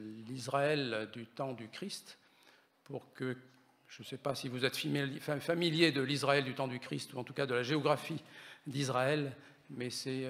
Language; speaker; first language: French; native; French